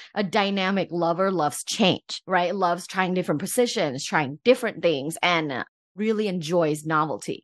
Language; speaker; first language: English; early bilingual, other home language; Thai